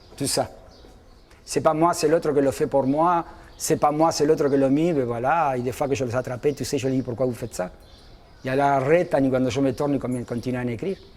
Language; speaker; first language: French; non-native, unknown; Spanish